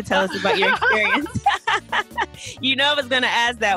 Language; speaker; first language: English; native; English